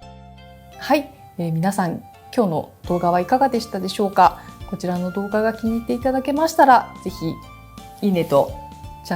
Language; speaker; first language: Japanese; native; Japanese